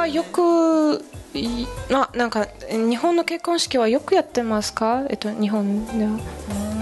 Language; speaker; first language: Japanese; non-native, fluent; Russian